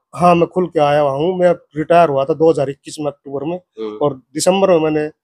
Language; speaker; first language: Hindi; native; Hindi